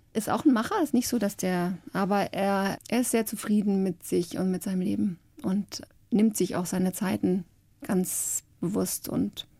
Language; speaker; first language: German; native; German